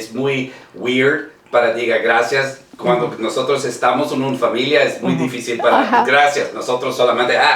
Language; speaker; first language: Spanish; non-native, learner; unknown